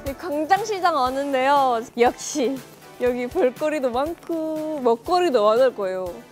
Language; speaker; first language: Korean; non-native, fluent; Indonesian